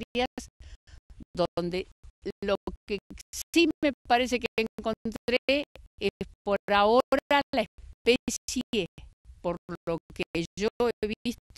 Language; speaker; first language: Spanish; native; Spanish